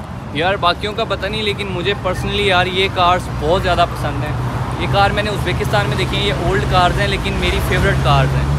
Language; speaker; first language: Urdu; non-native, local second language; Punjabi